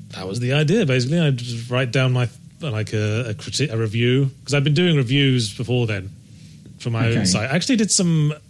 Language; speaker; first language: English; native; English